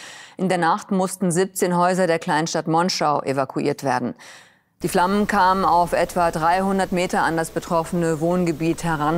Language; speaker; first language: German; native; German